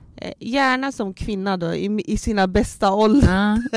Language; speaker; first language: Swedish; early bilingual, other home language; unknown